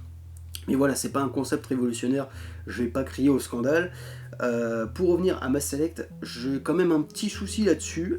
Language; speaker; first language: French; native; French